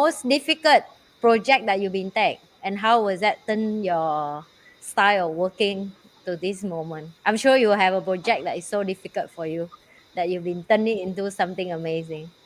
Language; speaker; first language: English; non-native, fluent; Vietnamese